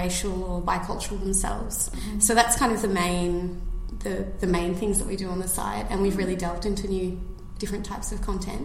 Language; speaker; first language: English; native; English